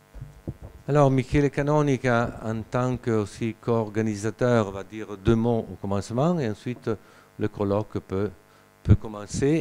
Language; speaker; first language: French; non-native, fluent; Italian